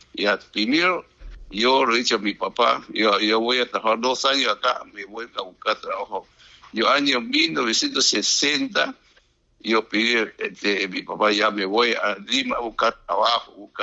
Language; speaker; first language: Spanish; non-native, learner; Chinese